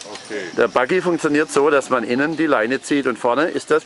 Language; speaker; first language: German; native; German